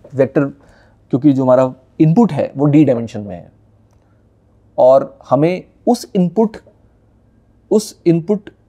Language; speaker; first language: Hindi; native; Hindi